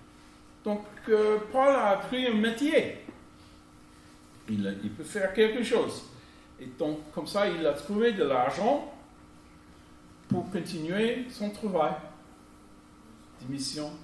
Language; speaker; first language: French; non-native, fluent; English